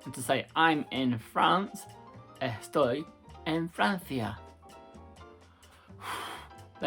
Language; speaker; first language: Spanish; non-native, fluent; English